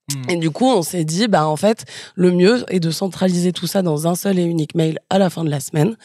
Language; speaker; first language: French; native; French